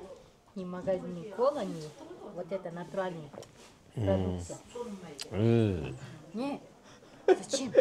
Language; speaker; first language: Russian; non-native, local second language; Kyrgyz